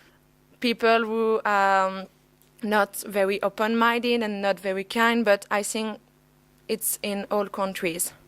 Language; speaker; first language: English; non-native, learner; French